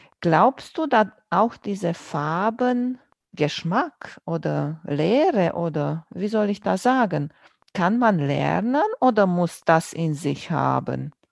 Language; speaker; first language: German; non-native, fluent; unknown